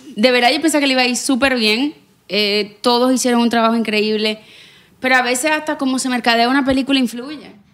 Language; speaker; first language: Spanish; native; Spanish